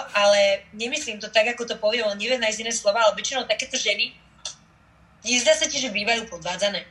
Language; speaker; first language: Slovak; native; Slovak